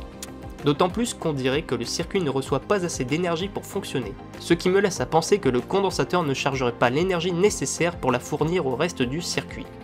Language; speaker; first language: French; native; French